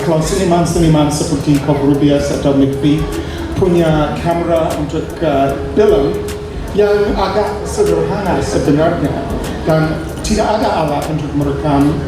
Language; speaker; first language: Indonesian; non-native, fluent; English